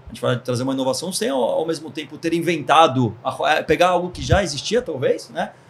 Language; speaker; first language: Portuguese; early bilingual, other home language; Hebrew